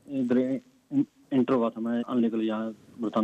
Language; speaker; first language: Urdu; native; Urdu